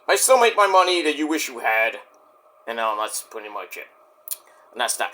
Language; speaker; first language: English; native; English